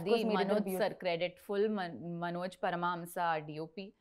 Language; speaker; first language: Telugu; non-native, learner; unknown